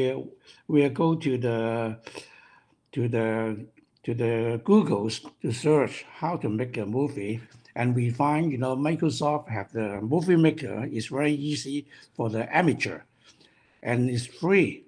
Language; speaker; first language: English; non-native, local second language; Cantonese